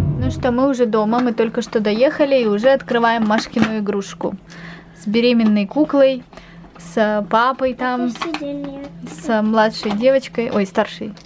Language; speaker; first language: Russian; native; Russian